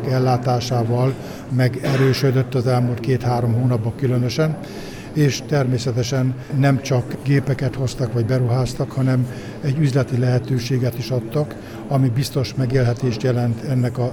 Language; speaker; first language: Hungarian; native; Hungarian